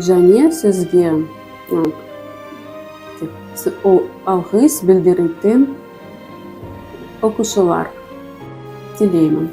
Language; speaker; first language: Kazakh; non-native, local second language; Russian